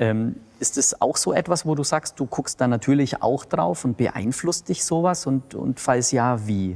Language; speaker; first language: German; native; German